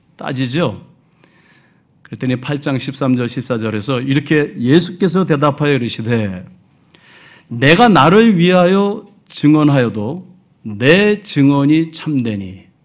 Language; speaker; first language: Korean; early bilingual, heritage; Korean